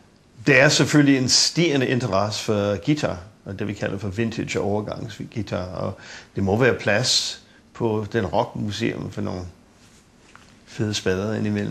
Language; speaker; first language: Danish; non-native, fluent; English